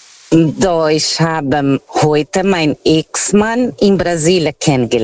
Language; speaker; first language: German; non-native, fluent; Portuguese